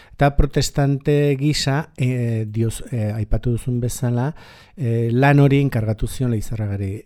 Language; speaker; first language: Basque; native; Basque